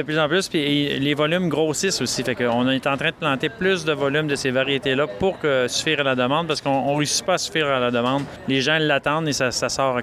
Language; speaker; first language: French; native; French